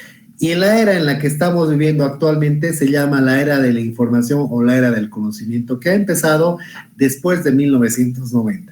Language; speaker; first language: Spanish; native; Spanish